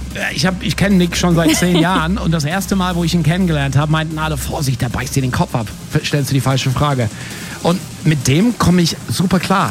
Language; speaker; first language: German; native; German